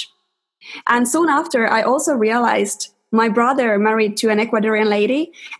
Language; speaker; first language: English; non-native, fluent; Finnish